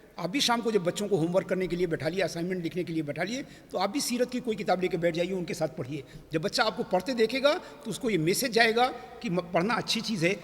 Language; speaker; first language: Urdu; native; Urdu